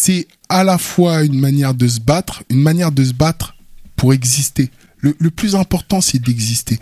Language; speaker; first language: French; early bilingual, other home language; Wolof